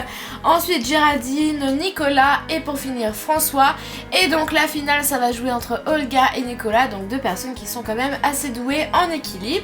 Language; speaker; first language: French; native; French